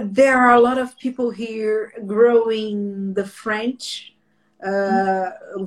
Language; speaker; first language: English; non-native, learner; Portuguese